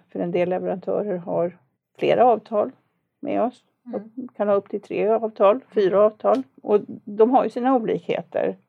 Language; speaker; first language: Swedish; native; Swedish